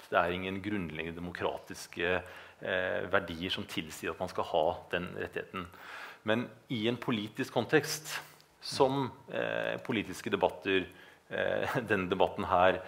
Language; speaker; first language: Norwegian; native; Norwegian